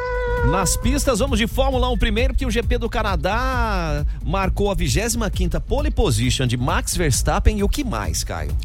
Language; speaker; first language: Portuguese; native; Portuguese